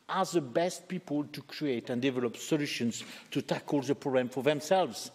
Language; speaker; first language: English; native; English